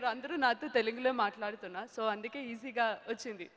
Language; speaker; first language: Telugu; non-native, learner; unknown